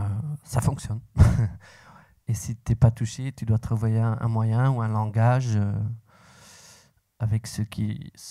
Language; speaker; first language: French; non-native, local second language; Dutch